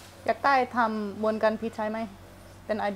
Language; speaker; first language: Thai; non-native, learner; English